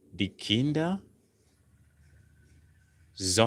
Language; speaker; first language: German; non-native, fluent; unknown